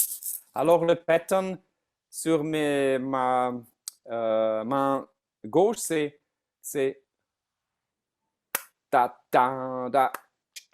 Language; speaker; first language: French; non-native, learner; German